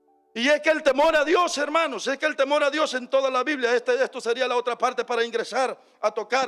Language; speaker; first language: Spanish; native; Spanish